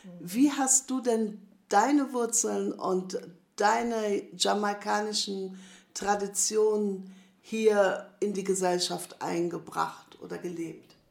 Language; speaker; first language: German; native; German